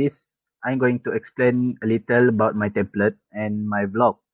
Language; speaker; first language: English; non-native, local second language; Malay